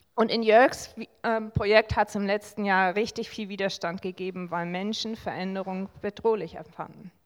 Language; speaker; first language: German; native; German